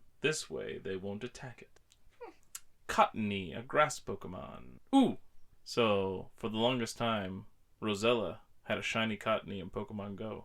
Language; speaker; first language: English; native; English